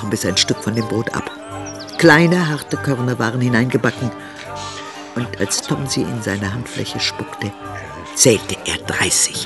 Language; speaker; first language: German; native; German